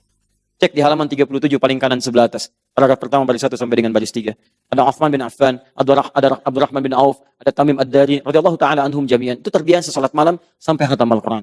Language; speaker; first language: Indonesian; native; Indonesian